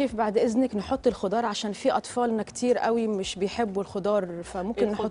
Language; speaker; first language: Arabic; native; Arabic